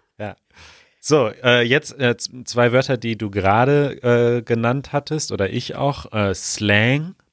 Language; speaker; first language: German; native; German